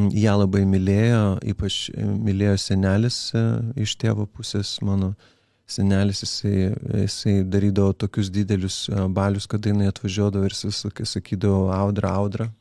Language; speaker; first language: Lithuanian; early bilingual, other home language; Kurdish